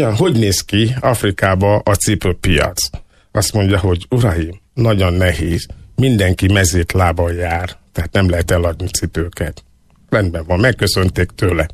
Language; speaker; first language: Hungarian; non-native, fluent; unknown